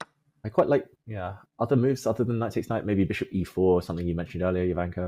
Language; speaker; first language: English; native; English